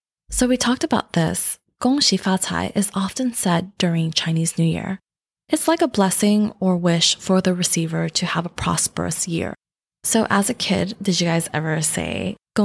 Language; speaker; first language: English; early bilingual, other home language; Chinese